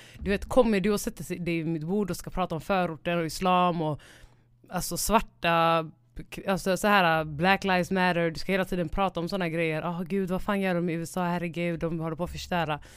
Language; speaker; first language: Swedish; early bilingual, other home language; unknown